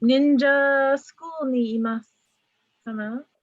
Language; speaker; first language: Japanese; non-native, fluent; English